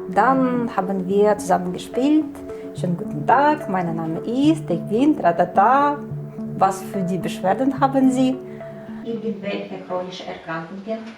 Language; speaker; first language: German; non-native, learner; Ukrainian